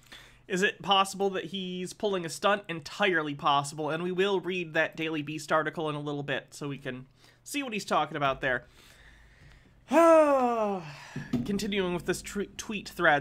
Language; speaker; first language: English; native; English